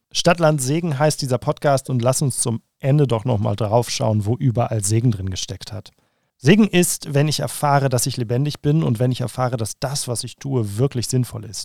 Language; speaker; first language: German; native; German